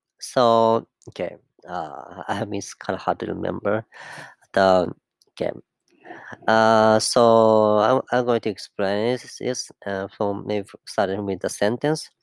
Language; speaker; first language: English; non-native, fluent; Japanese